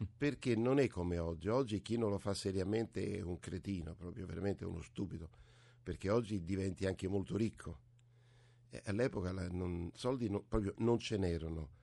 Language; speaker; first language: Italian; early bilingual, other home language; French